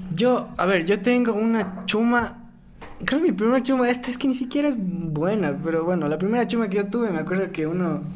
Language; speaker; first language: Spanish; native; Spanish